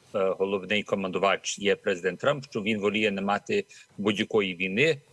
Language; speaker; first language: Ukrainian; early bilingual, heritage; Ukrainian